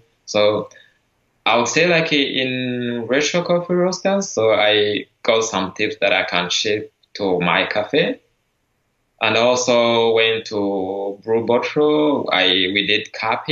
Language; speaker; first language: English; non-native, local second language; Kinyarwanda